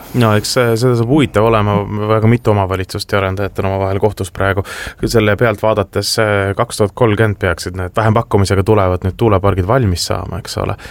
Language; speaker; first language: Estonian; native; Estonian